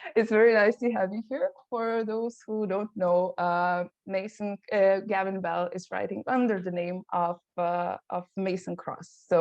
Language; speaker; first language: English; non-native, fluent; Lithuanian